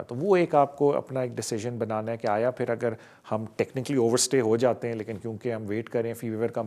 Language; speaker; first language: Urdu; native; Urdu